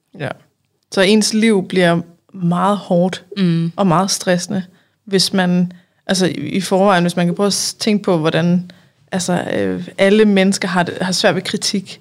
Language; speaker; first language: Danish; native; Danish